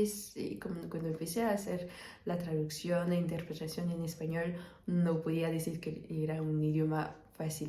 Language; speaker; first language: Spanish; non-native, fluent; French